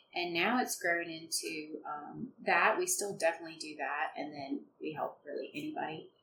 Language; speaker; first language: English; native; English